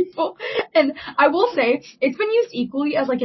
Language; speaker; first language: English; native; English